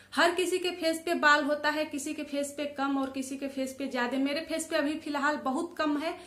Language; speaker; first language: Hindi; native; Hindi